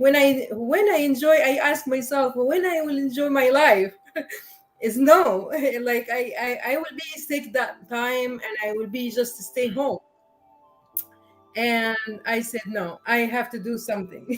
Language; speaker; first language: English; non-native, learner; Arabic